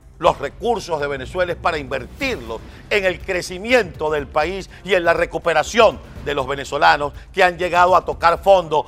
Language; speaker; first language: Spanish; native; Spanish